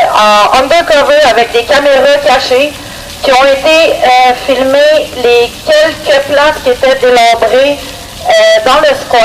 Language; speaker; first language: French; native; French